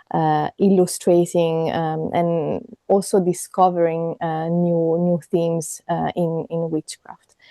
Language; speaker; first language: English; non-native, fluent; Italian